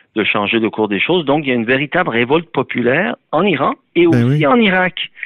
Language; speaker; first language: French; early bilingual, other home language; Persian